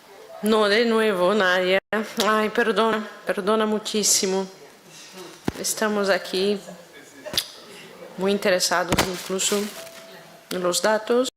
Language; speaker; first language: Spanish; non-native, fluent; Portuguese